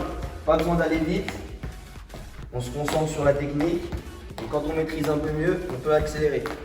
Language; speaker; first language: French; native; French